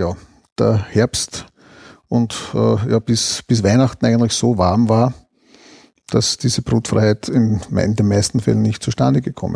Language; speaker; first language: German; native; German